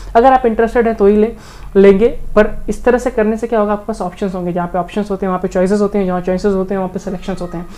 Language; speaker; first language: Hindi; native; Hindi